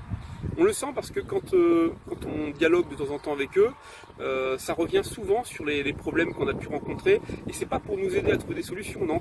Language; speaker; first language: French; native; French